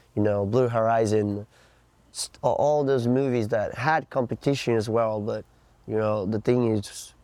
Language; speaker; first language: English; non-native, fluent; Portuguese